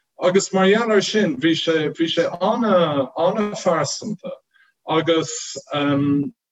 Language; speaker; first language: Irish; non-native, fluent; English